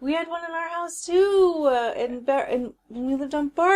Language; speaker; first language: English; native; English